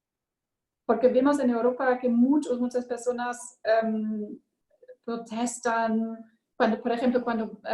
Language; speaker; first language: Spanish; non-native, learner; German